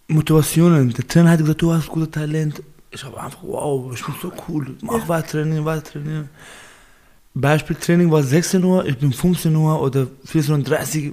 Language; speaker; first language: German; non-native, learner; Baluchi